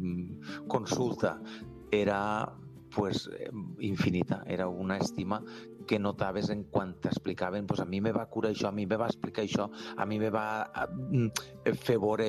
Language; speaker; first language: Catalan; native; Catalan